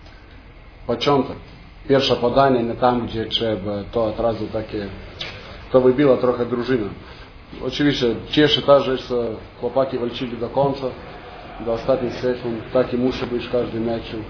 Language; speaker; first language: Polish; non-native, fluent; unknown